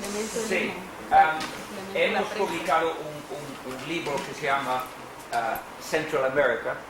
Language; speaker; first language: Spanish; non-native, fluent; English